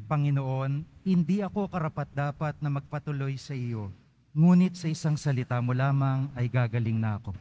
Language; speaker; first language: Filipino; native; Filipino